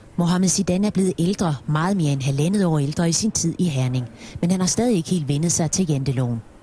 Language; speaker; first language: Danish; native; Danish